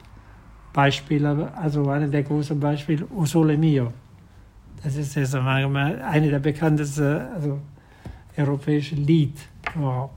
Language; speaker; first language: German; non-native, fluent; Italian